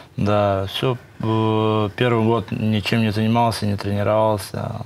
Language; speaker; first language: Russian; native; Russian